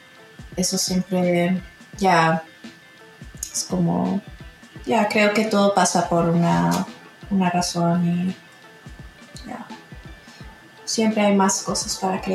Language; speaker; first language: Spanish; early bilingual, heritage; Spanish